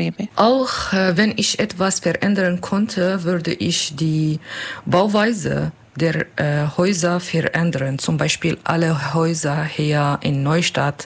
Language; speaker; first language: German; non-native, learner; Kurdish